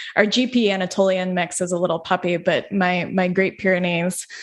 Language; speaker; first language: English; native; English